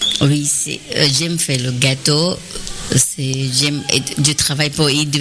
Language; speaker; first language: French; non-native, learner; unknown